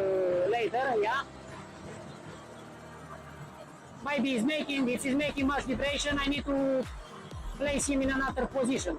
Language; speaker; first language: English; non-native, learner; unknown